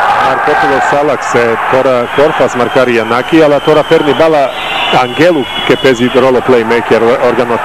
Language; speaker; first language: Greek; non-native, fluent; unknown